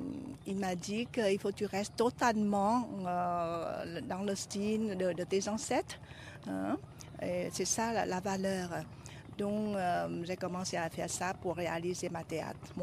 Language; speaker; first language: French; non-native, fluent; Vietnamese